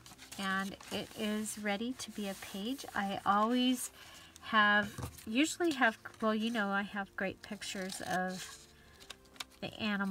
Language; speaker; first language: English; native; English